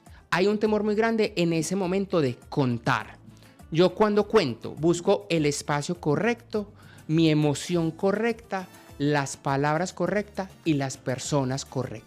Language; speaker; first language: Spanish; native; Spanish